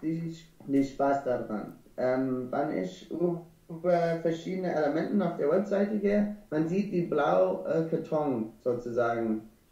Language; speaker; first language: German; non-native, learner; English